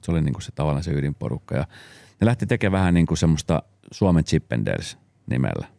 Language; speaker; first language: Finnish; early bilingual, other home language; Spanish